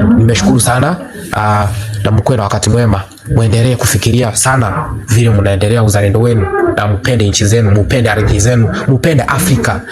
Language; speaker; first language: Swahili; non-native, local second language; Kinyarwanda